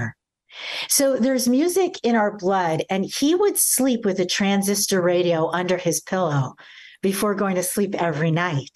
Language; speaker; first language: English; native; English